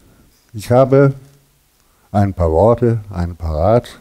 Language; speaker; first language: German; non-native, learner; Danish